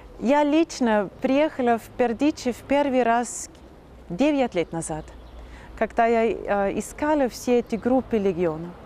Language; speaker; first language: Russian; non-native, fluent; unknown